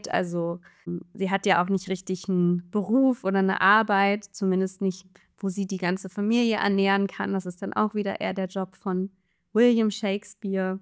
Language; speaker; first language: German; native; German